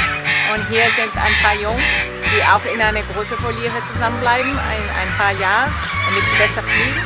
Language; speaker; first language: German; non-native, learner; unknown